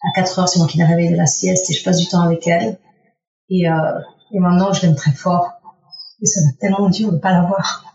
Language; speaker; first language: French; early bilingual, other home language; Spanish